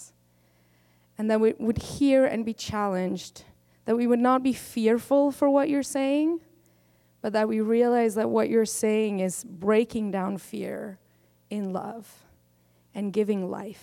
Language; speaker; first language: English; non-native, local second language; Afrikaans